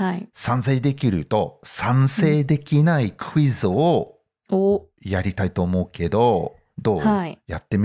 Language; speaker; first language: Japanese; non-native, fluent; English